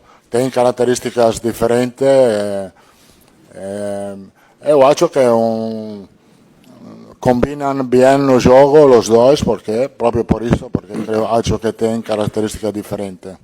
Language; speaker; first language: Portuguese; non-native, fluent; Italian